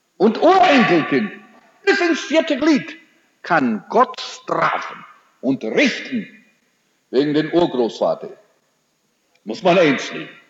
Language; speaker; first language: German; early bilingual, heritage; German